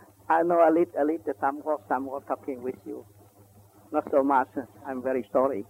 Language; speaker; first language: English; non-native, learner; Vietnamese